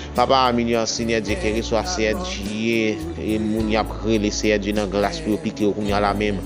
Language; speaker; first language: French; non-native, local second language; Haitian Creole